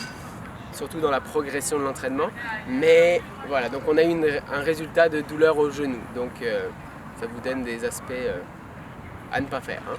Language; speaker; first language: French; native; French